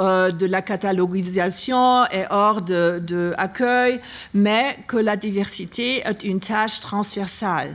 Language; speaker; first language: French; non-native, learner; German